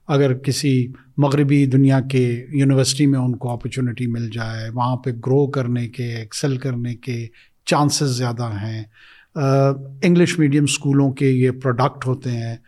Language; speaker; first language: Urdu; non-native, local second language; Pashto